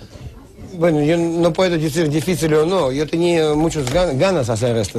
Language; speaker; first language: Spanish; non-native, learner; Russian